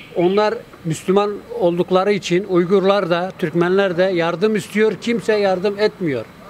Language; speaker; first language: Turkish; native; Turkish